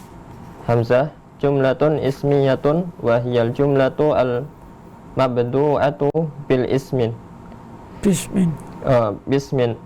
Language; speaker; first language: Arabic; non-native, learner; Indonesian